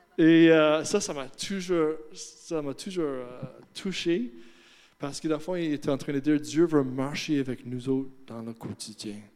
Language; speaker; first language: French; non-native, fluent; English